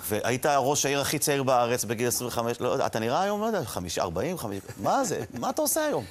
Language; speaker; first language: Hebrew; native; Hebrew